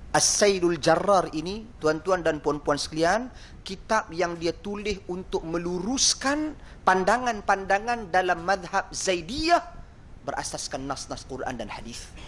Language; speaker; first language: Malay; native; Malay